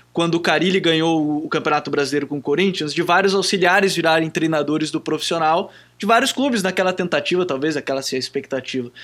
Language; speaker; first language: Portuguese; native; Portuguese